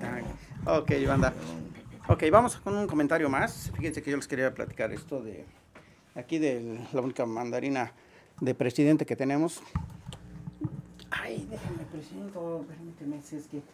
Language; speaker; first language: Spanish; native; Spanish